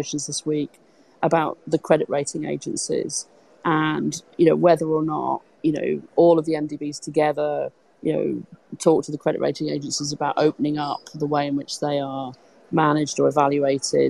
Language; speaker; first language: English; native; English